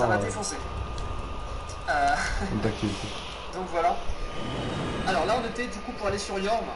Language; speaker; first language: French; native; French